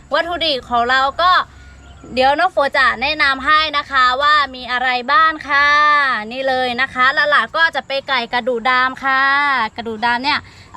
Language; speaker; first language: Thai; non-native, local second language; Lahu